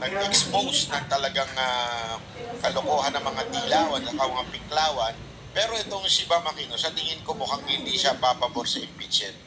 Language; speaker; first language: Filipino; non-native, local second language; Cebuano